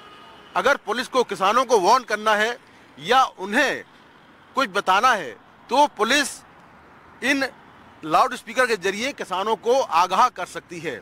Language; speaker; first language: Hindi; native; Hindi